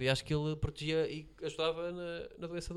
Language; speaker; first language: Portuguese; native; Portuguese